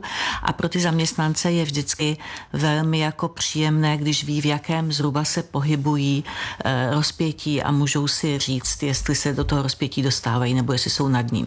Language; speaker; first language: Czech; native; Czech